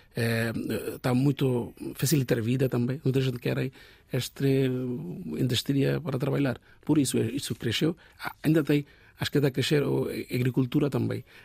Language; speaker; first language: Portuguese; non-native, learner; Bangla